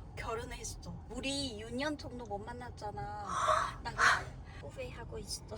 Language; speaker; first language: Korean; non-native, fluent; Chinese